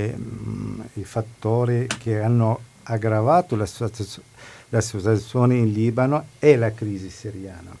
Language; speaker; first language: Italian; non-native, fluent; Arabic